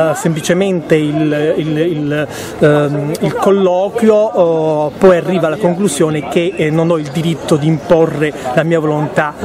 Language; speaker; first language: Italian; native; Italian